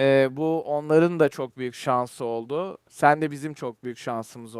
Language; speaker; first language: Turkish; native; Turkish